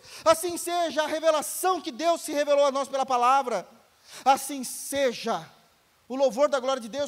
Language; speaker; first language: Portuguese; native; Portuguese